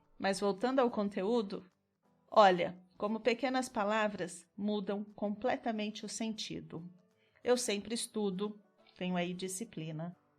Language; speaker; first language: Portuguese; native; Portuguese